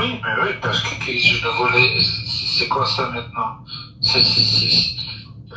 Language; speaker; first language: French; non-native, learner; Dutch